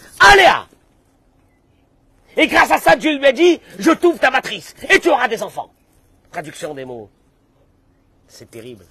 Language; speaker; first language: French; native; French